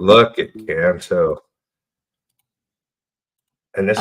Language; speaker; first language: English; native; English